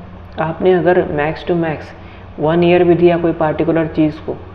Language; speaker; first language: Hindi; native; Hindi